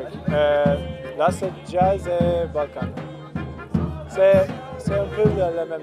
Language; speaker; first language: French; non-native, learner; English